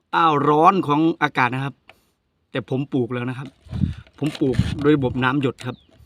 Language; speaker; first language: Thai; native; Thai